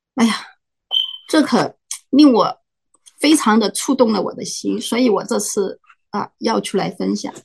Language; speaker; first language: Chinese; non-native, local second language; Cantonese